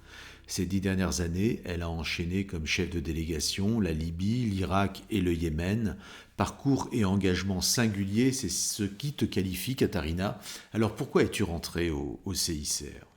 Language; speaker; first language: French; native; French